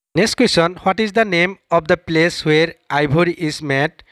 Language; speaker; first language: English; non-native, local second language; Assamese